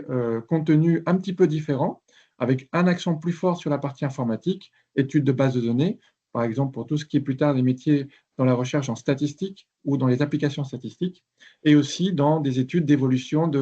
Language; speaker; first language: French; native; French